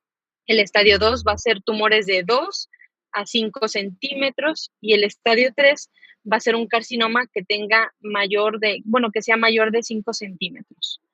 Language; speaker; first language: Spanish; native; Spanish